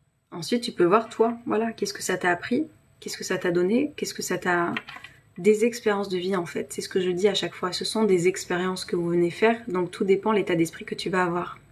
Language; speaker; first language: French; native; French